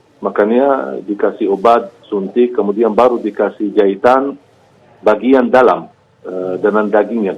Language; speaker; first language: Malay; non-native, fluent; Arabic